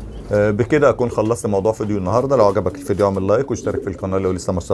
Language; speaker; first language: Arabic; native; Arabic